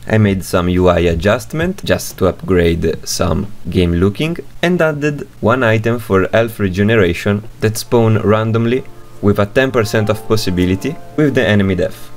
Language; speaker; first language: English; non-native, learner; Italian